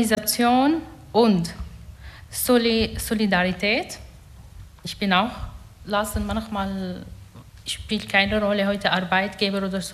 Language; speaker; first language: German; non-native, learner; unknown